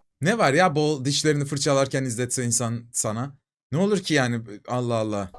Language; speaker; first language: Turkish; native; Turkish